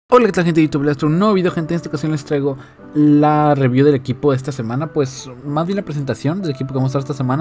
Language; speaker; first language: Spanish; native; Spanish